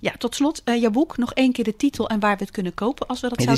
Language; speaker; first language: Dutch; native; Dutch